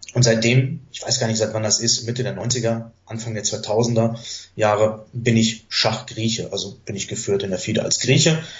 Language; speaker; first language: German; early bilingual, other home language; Greek